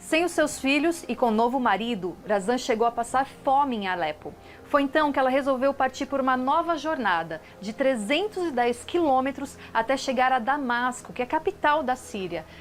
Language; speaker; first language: Portuguese; native; Portuguese